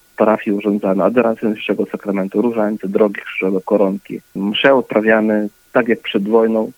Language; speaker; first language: Polish; early bilingual, heritage; Polish